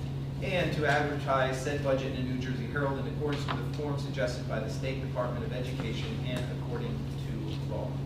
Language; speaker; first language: English; native; English